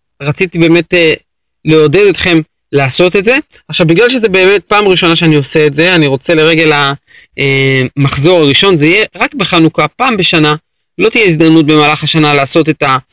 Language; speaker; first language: Hebrew; native; Hebrew